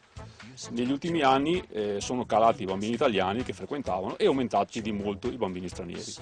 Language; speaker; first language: Italian; native; Italian